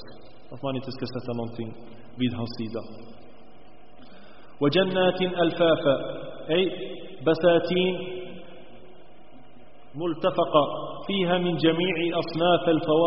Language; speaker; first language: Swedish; early bilingual, other home language; Arabic